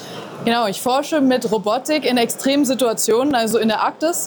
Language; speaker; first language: German; native; German